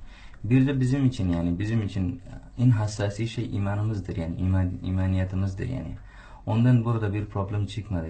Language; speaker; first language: Turkish; non-native, fluent; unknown